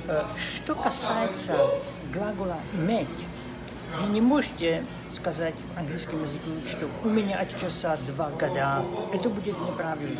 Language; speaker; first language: Russian; non-native, learner; Slovak